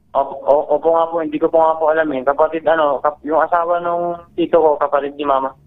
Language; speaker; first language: Filipino; native; Filipino